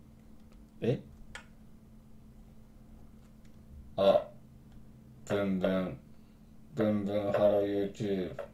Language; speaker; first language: Japanese; native; Japanese